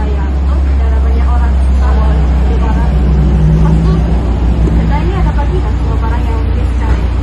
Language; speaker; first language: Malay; non-native, local second language; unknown